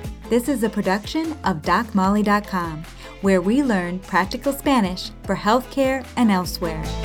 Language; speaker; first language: English; native; English